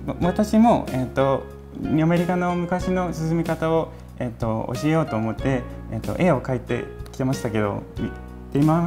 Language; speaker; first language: Japanese; non-native, fluent; English